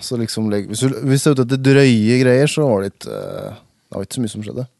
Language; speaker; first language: Norwegian; native; Norwegian